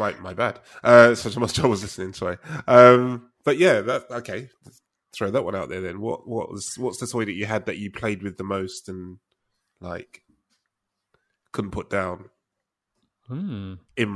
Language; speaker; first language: English; native; English